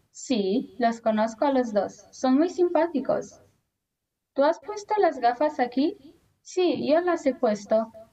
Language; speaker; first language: Spanish; non-native, learner; Romanian